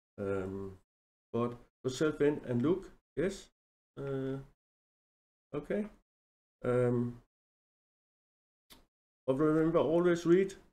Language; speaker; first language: English; non-native, learner; Danish